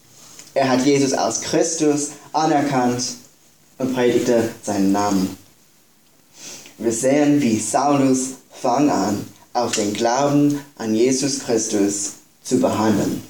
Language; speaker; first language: German; non-native, fluent; English